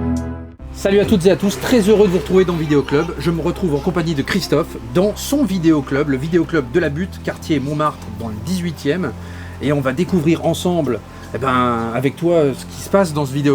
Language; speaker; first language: French; native; French